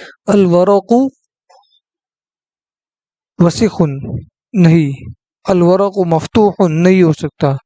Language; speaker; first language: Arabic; non-native, fluent; Urdu